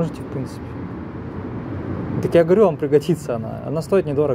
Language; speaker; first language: Russian; native; Russian